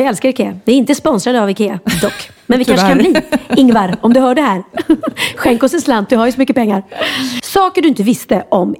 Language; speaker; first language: Swedish; native; Swedish